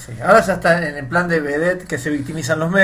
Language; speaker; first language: Spanish; native; Spanish